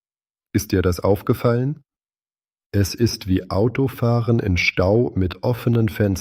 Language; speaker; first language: German; native; German